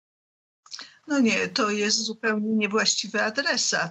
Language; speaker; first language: Polish; native; Polish